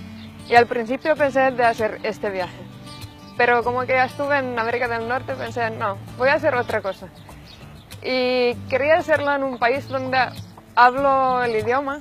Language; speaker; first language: Spanish; non-native, fluent; Finnish